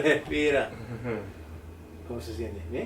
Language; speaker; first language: Spanish; early bilingual, heritage; English